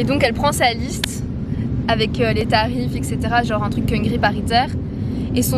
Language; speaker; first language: French; native; French